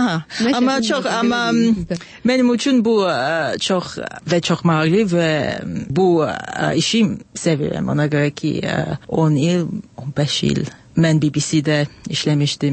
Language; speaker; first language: Azerbaijani; non-native, learner; English